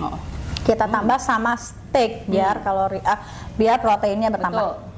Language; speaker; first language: Indonesian; native; Indonesian